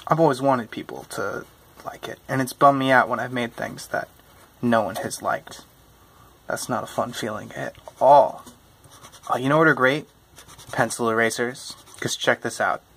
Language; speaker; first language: English; native; English